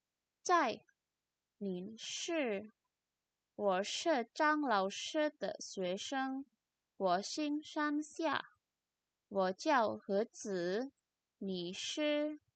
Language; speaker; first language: Chinese; non-native, fluent; Indonesian